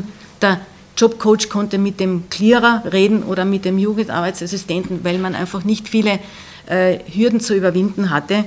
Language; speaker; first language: German; native; German